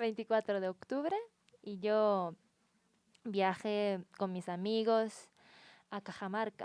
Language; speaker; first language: Spanish; non-native, learner; Japanese